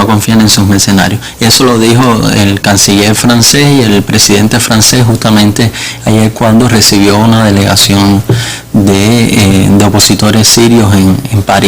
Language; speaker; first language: Spanish; native; Spanish